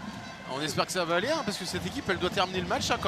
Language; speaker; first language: French; native; French